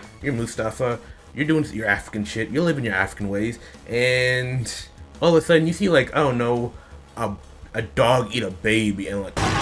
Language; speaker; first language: English; native; English